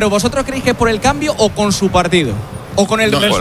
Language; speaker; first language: Spanish; native; Spanish